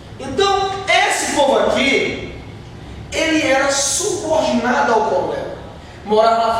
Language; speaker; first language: Portuguese; native; Portuguese